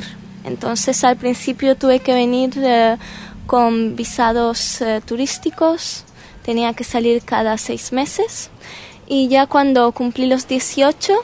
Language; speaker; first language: Spanish; early bilingual, heritage; Spanish